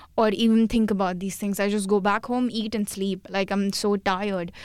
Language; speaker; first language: English; non-native, local second language; Hindi